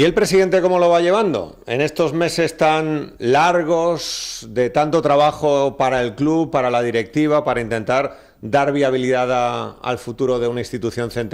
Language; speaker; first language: Spanish; native; Spanish